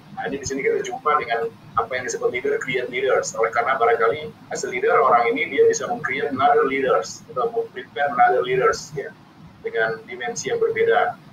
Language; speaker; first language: Indonesian; native; Indonesian